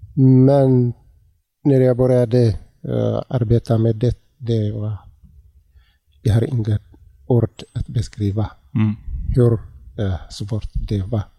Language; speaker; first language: Swedish; non-native, learner; Tigrinya